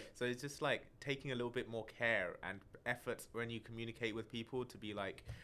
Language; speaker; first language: English; early bilingual, other home language; Malayalam